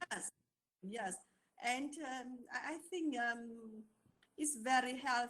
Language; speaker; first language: English; non-native, learner; Vietnamese